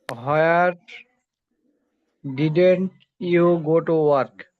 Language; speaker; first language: English; non-native, learner; Bangla